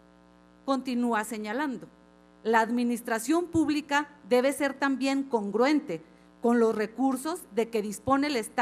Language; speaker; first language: Spanish; native; Spanish